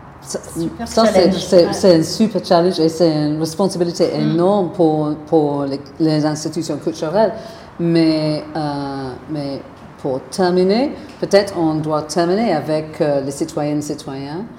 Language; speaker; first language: French; non-native, fluent; English